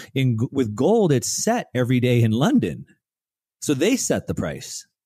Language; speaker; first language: English; native; English